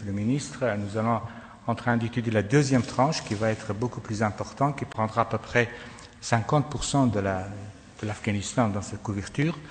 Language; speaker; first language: French; non-native, fluent; Persian